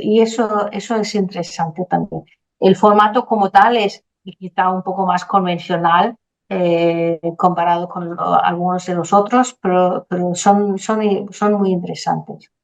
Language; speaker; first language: Spanish; non-native, fluent; Danish